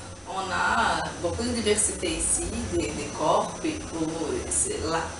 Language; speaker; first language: French; non-native, learner; Portuguese